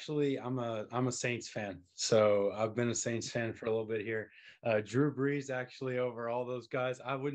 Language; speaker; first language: English; native; English